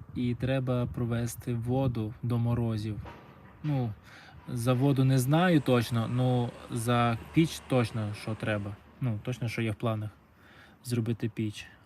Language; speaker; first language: Ukrainian; native; Ukrainian